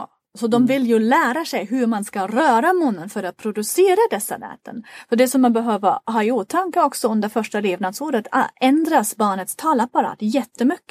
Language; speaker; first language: Swedish; non-native, fluent; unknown